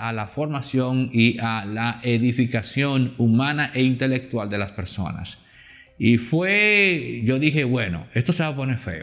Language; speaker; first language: Spanish; native; Spanish